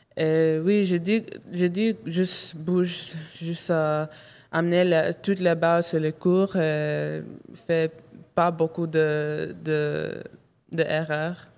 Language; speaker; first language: French; non-native, local second language; English